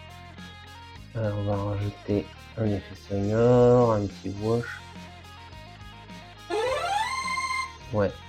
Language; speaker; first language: French; native; French